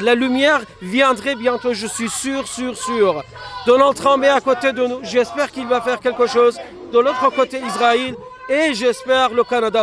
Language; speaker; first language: French; non-native, fluent; Persian